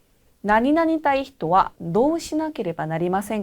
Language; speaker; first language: Japanese; non-native, fluent; Korean